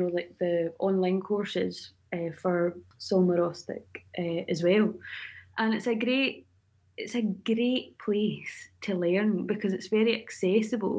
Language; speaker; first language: English; native; English